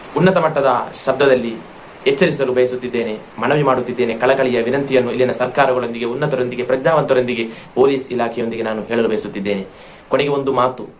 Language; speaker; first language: Kannada; non-native, local second language; Malayalam